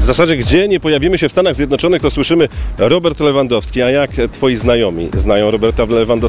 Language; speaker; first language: Polish; native; Polish